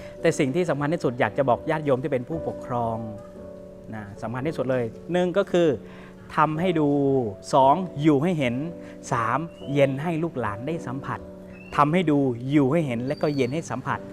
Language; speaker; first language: Thai; native; Thai